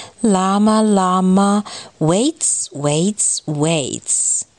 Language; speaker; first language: English; non-native, fluent; Chinese